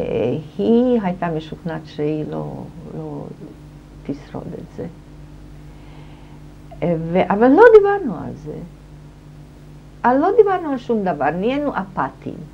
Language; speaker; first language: Hebrew; non-native, fluent; German